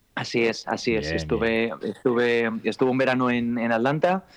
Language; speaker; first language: Spanish; native; Spanish